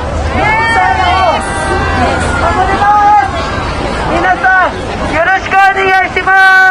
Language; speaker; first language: Japanese; non-native, fluent; Filipino